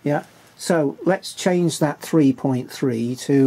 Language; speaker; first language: English; native; English